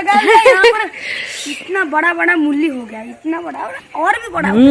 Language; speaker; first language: Hindi; non-native, local second language; Odia